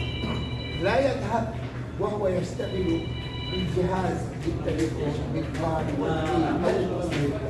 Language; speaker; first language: Arabic; native; Arabic